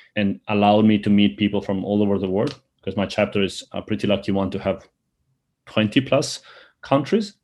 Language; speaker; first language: English; early bilingual, other home language; Albanian